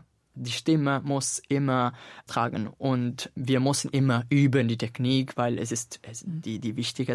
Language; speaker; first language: German; non-native, fluent; Italian